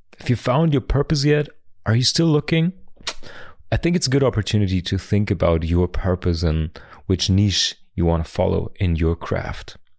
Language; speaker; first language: English; non-native, fluent; German